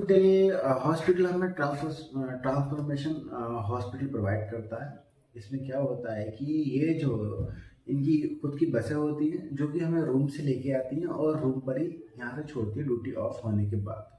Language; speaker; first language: Hindi; native; Hindi